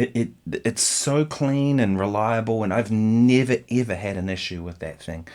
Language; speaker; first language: English; native; English